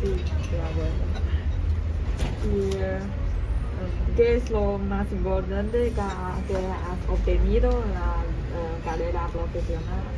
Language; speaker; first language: Spanish; non-native, learner; Chinese